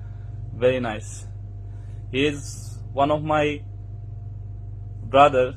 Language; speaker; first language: English; non-native, learner; Bangla